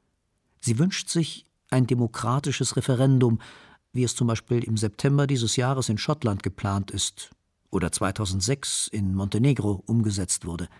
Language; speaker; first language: German; native; German